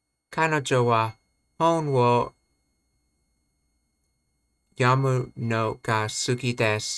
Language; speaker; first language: Japanese; non-native, learner; English